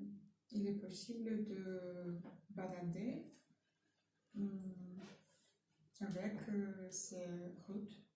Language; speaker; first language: French; non-native, learner; Russian